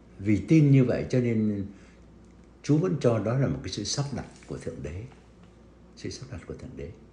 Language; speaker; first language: Vietnamese; native; Vietnamese